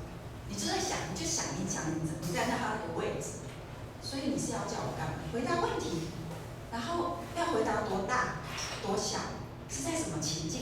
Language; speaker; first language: Chinese; native; Chinese